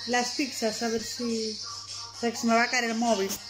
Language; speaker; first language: Spanish; native; Spanish